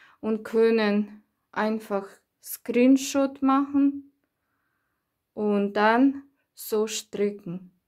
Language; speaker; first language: German; non-native, learner; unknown